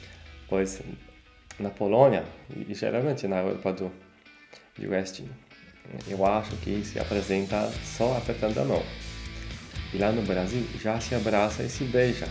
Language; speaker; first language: Portuguese; non-native, fluent; Polish